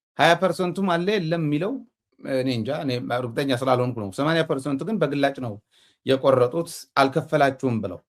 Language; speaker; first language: Amharic; non-native, local second language; Tigrinya